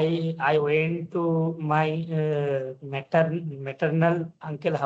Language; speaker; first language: English; non-native, learner; Bangla